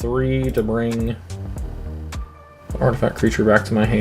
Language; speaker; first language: English; native; English